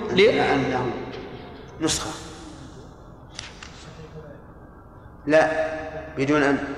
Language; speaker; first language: Arabic; native; Arabic